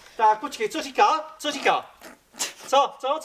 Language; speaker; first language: Czech; native; Czech